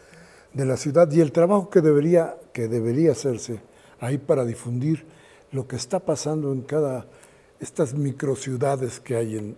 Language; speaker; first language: Spanish; native; Spanish